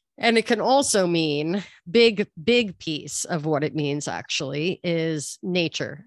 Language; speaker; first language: English; native; English